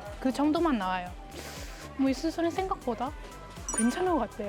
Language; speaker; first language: Korean; non-native, learner; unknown